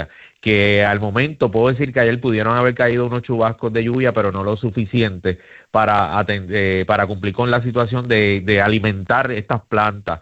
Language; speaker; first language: Spanish; native; Spanish